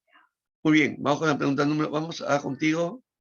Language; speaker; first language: Spanish; native; Spanish